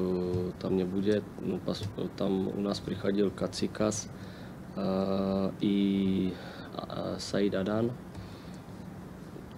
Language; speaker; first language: Russian; non-native, learner; Slovak